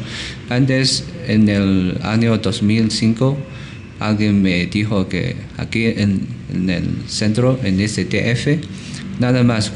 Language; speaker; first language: Spanish; non-native, learner; Chinese